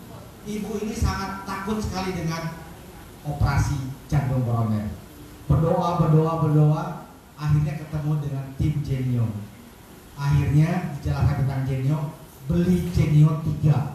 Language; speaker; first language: Indonesian; native; Indonesian